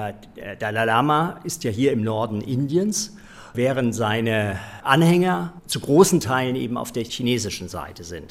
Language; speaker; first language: German; native; German